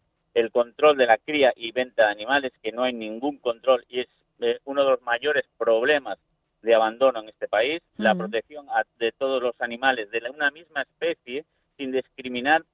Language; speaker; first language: Spanish; native; Spanish